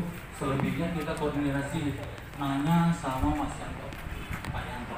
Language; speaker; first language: Indonesian; native; Indonesian